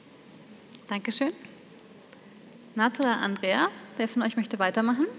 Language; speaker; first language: German; native; German